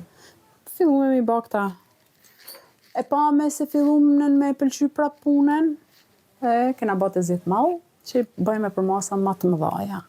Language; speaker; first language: Albanian; native; Albanian